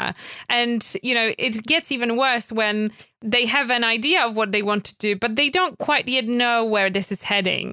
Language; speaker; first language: English; non-native, fluent; Polish